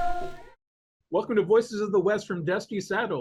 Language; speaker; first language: English; native; English